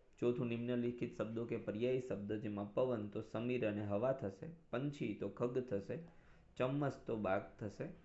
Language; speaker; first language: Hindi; non-native, local second language; Gujarati